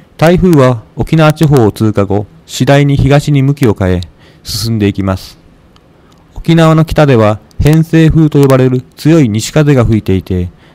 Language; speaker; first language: Japanese; native; Japanese